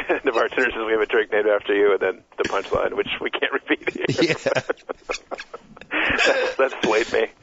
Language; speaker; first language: English; native; English